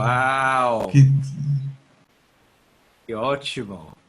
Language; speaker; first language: Portuguese; non-native, learner; English